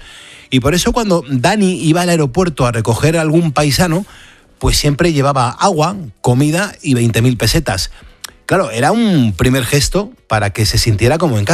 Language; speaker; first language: Spanish; native; Spanish